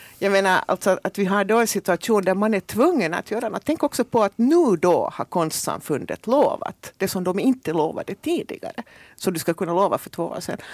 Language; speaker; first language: Swedish; native; Swedish